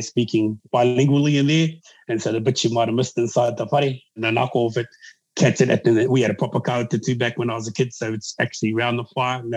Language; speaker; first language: English; native; English